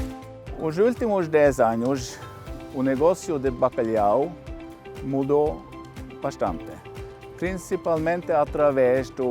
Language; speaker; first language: Portuguese; non-native, fluent; Norwegian